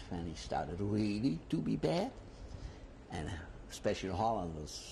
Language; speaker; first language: English; non-native, fluent; Dutch